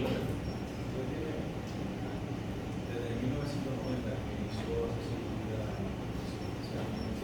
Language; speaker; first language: Spanish; native; Spanish